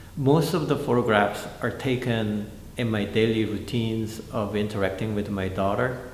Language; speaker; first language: English; non-native, fluent; Korean